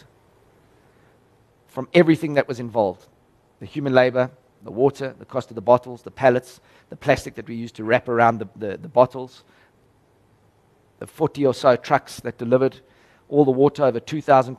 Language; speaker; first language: English; native; English